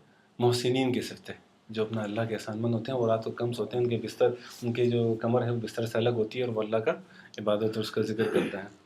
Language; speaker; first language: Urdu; non-native, fluent; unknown